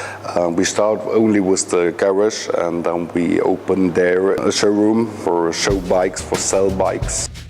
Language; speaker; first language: English; non-native, learner; German